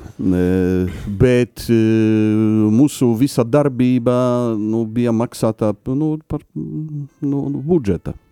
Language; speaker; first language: Latvian; non-native, fluent; Polish